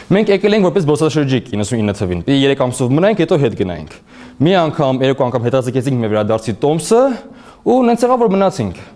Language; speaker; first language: Armenian; early bilingual, heritage; Armenian